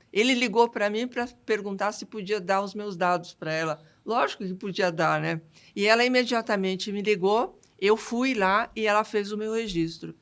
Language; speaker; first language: Portuguese; early bilingual, other home language; French